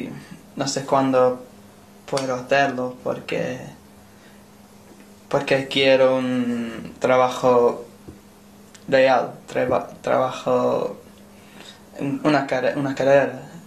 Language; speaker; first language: Spanish; non-native, learner; English